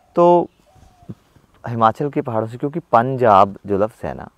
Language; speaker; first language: Hindi; native; Hindi